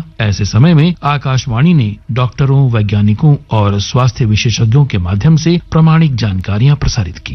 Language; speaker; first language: Hindi; native; Hindi